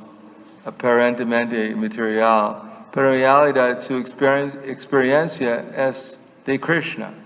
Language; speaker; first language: Spanish; non-native, fluent; English